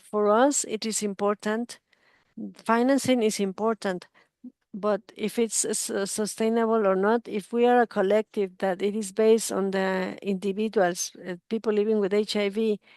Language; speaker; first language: English; non-native, fluent; Spanish